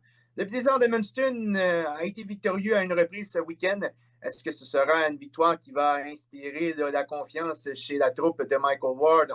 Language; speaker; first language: French; native; French